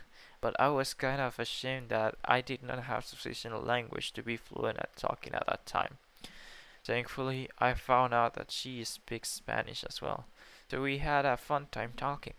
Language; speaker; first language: English; non-native, fluent; Spanish